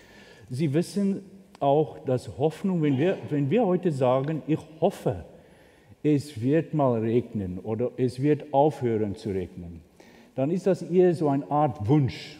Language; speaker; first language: German; non-native, fluent; Afrikaans